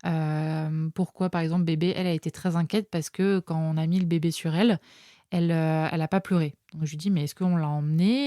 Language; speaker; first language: French; native; French